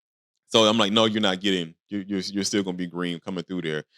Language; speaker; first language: English; native; English